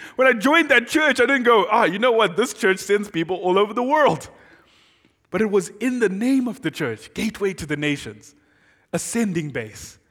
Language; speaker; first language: English; non-native, local second language; Shona